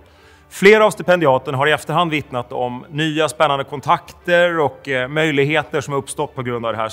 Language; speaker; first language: Swedish; native; Swedish